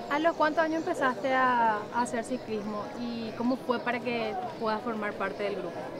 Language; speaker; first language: Spanish; native; Spanish